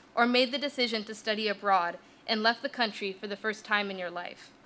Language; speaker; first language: English; native; English